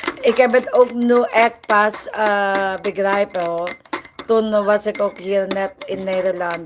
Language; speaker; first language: Dutch; non-native, learner; Filipino